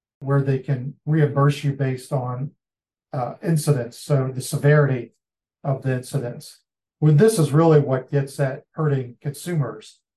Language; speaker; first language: English; native; English